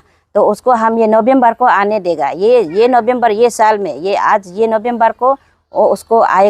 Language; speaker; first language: Hindi; non-native, local second language; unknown